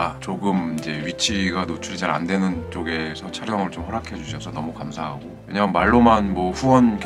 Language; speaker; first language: Korean; native; Korean